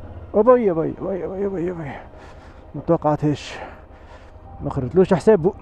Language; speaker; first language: Arabic; native; Arabic